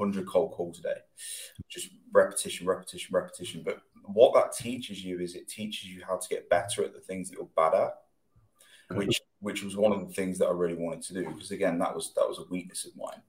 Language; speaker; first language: English; native; English